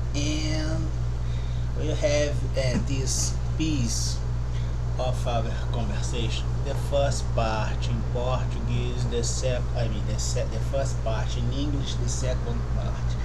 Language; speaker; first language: English; non-native, learner; Portuguese